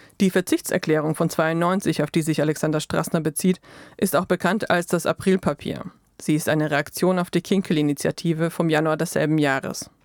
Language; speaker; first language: German; native; German